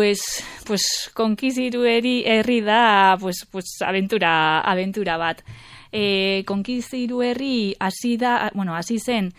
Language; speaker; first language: Basque; non-native, local second language; Spanish